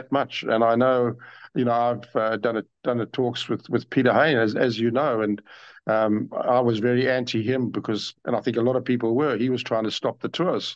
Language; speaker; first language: English; native; English